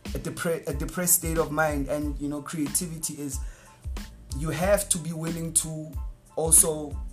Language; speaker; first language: English; non-native, local second language; Northern Sotho